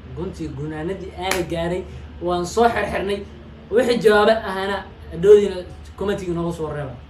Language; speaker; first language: Somali; native; Somali